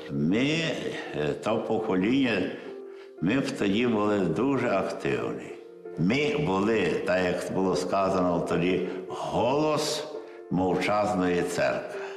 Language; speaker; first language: Ukrainian; early bilingual, heritage; Ukrainian